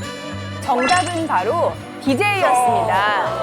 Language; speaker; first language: Korean; native; Korean